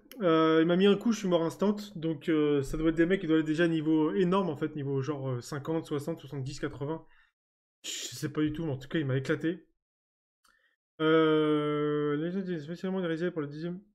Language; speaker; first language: French; native; French